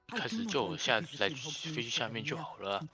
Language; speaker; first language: Chinese; native; Chinese